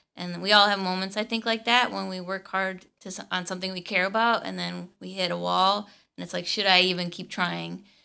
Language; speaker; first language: English; native; English